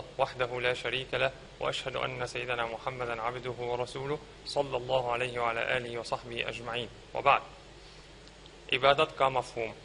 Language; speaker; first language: Urdu; non-native, fluent; Arabic